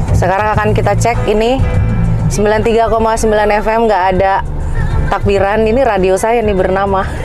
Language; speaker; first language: Indonesian; native; Indonesian